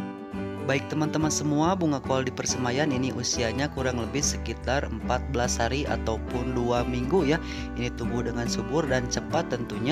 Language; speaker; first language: Indonesian; native; Indonesian